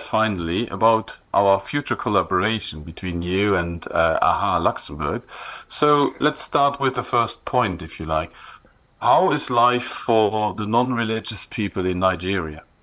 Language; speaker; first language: English; non-native, fluent; Luxembourgish